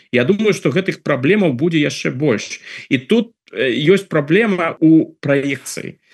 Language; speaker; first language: Belarusian; native; Belarusian